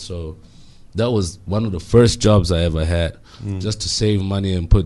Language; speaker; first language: English; non-native, local second language; Bemba